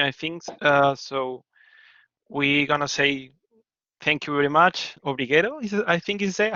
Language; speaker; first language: English; non-native, learner; Spanish